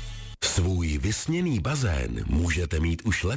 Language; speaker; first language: Czech; native; Czech